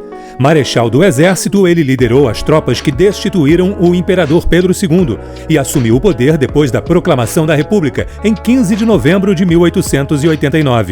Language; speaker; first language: Portuguese; native; Portuguese